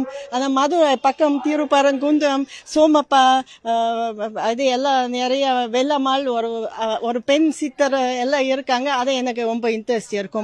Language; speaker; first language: Tamil; non-native, learner; German